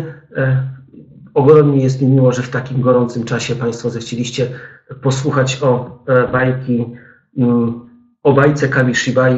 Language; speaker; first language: Polish; native; Polish